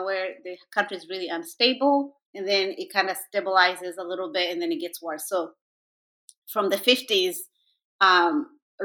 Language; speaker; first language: English; non-native, local second language; Kinyarwanda